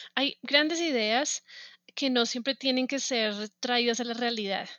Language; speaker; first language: Spanish; native; Spanish